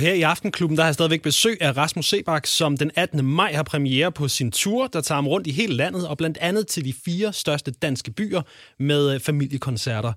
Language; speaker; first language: Danish; native; Danish